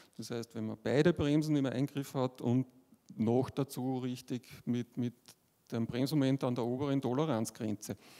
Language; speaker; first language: German; native; German